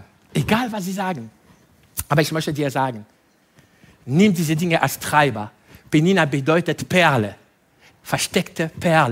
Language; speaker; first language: German; non-native, fluent; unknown